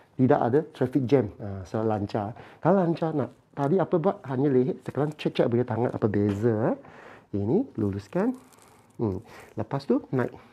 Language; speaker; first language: Malay; non-native, local second language; Chinese